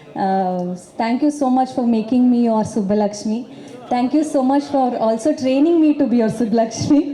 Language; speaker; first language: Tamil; non-native, learner; Kannada